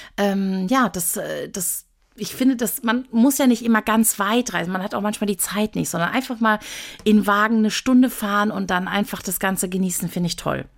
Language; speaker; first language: German; early bilingual, other home language; Turkish